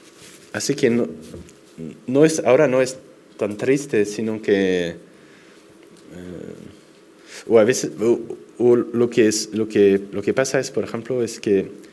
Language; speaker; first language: Spanish; non-native, fluent; French